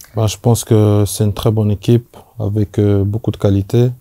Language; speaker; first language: French; native; French